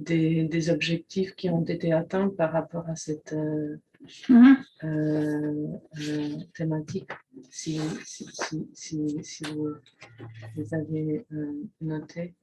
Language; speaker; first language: French; non-native, fluent; Polish